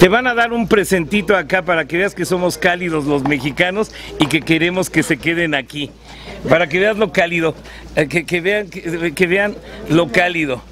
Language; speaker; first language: Spanish; native; Spanish